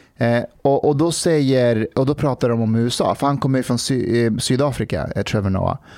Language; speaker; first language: Swedish; early bilingual, other home language; Persian